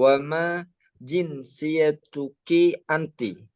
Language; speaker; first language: Arabic; non-native, learner; Indonesian